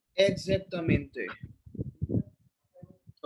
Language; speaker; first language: Spanish; non-native, learner; Hindi